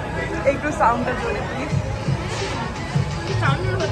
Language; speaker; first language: Hindi; non-native, local second language; Bangla